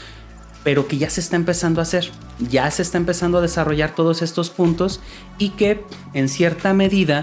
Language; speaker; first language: Spanish; native; Spanish